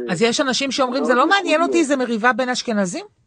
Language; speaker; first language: Hebrew; native; Hebrew